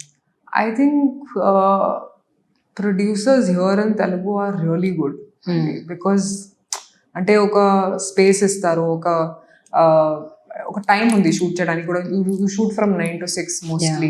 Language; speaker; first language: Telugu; non-native, local second language; Hindi